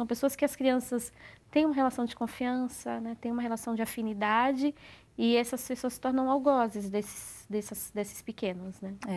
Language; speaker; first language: Portuguese; native; Portuguese